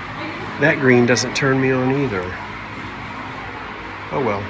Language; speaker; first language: English; native; English